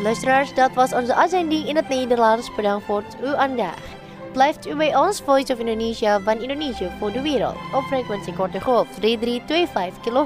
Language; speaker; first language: Dutch; non-native, fluent; Indonesian